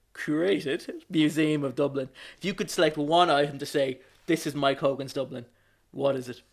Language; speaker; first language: English; native; English